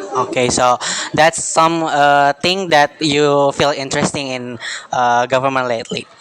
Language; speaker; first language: English; non-native, learner; Indonesian